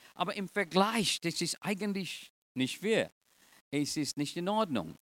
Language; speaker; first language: German; non-native, fluent; English